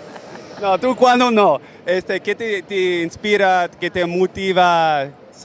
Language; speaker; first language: Spanish; native; Spanish